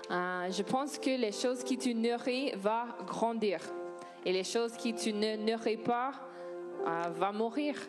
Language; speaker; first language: French; non-native, learner; English